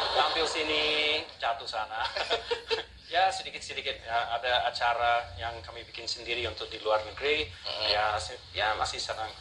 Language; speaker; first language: Indonesian; non-native, fluent; English